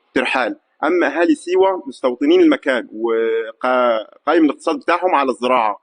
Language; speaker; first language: Egyptian Arabic; non-native, local second language; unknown